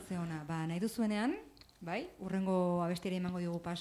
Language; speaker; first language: Basque; native; Basque